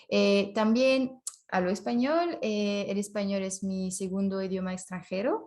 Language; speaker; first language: Spanish; non-native, fluent; French